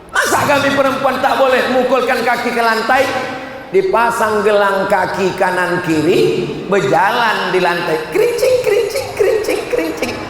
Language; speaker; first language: Indonesian; native; Indonesian